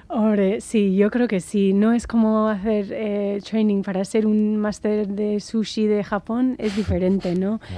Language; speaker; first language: Spanish; non-native, fluent; English